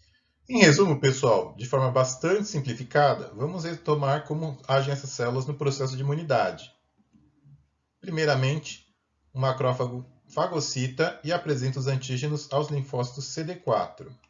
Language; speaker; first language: Portuguese; native; Portuguese